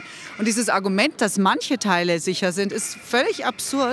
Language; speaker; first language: German; native; German